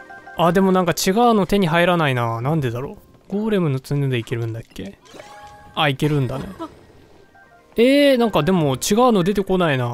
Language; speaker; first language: Japanese; native; Japanese